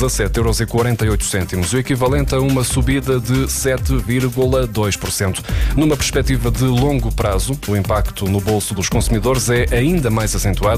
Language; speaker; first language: Portuguese; native; Portuguese